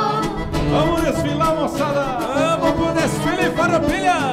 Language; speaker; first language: Portuguese; native; Portuguese